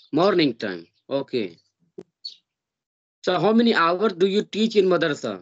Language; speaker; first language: English; non-native, learner; Hindi